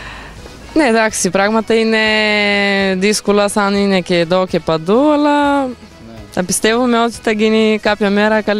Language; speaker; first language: Greek; non-native, fluent; Bulgarian